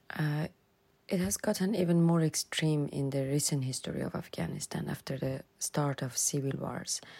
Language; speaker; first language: English; non-native, fluent; Persian